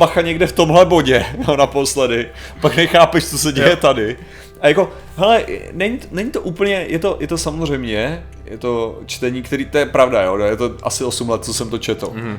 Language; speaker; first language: Czech; native; Czech